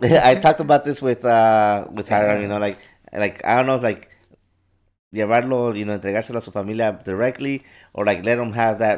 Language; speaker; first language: English; early bilingual, other home language; Spanish